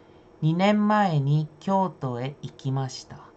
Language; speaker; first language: Japanese; non-native, fluent; Indonesian